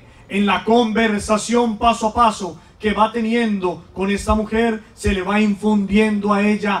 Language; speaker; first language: Spanish; native; Spanish